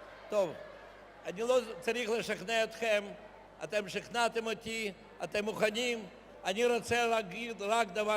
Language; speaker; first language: Hebrew; non-native, fluent; Russian